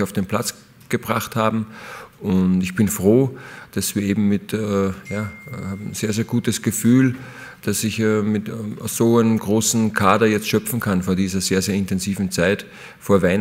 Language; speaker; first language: German; native; German